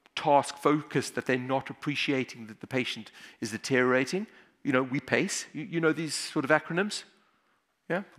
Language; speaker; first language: English; native; English